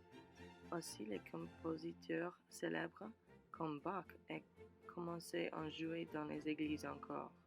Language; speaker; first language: French; non-native, learner; English